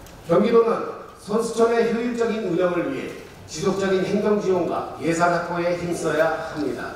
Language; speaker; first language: Korean; native; Korean